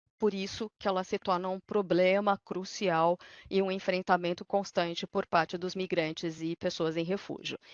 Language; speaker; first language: Portuguese; native; Portuguese